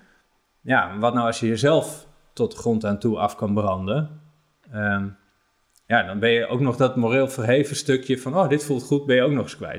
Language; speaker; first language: Dutch; native; Dutch